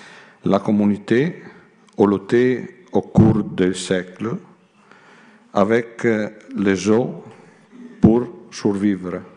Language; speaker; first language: French; non-native, learner; Italian